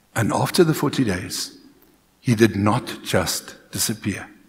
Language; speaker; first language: English; non-native, local second language; Afrikaans